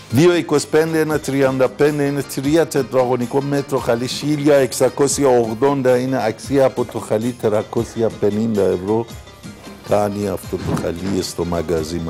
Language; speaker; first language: Greek; non-native, learner; Persian